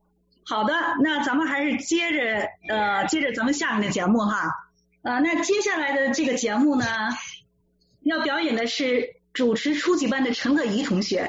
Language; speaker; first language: Chinese; native; Chinese